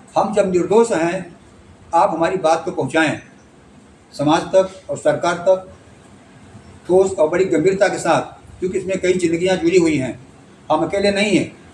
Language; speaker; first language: Hindi; native; Hindi